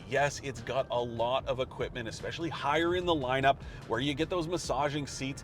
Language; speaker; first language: English; native; English